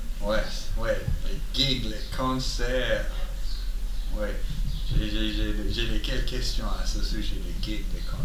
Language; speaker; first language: French; non-native, learner; English